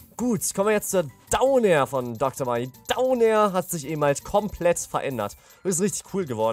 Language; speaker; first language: German; native; German